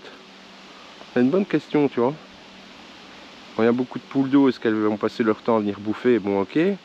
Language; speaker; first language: French; native; French